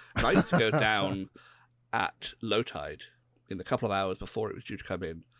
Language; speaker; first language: English; native; English